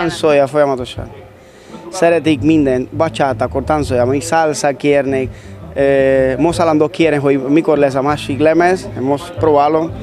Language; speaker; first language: Hungarian; non-native, learner; Spanish